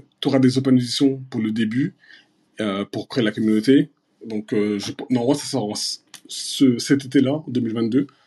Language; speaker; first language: French; early bilingual, other home language; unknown